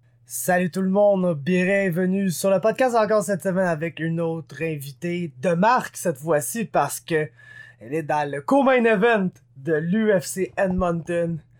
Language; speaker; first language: French; native; French